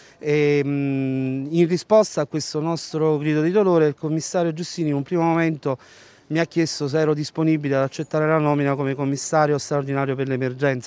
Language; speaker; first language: Italian; native; Italian